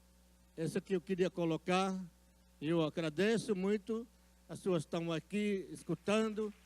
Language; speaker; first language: Portuguese; non-native, local second language; Yanomámi